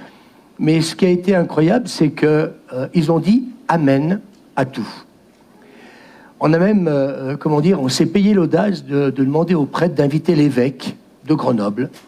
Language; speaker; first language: French; native; French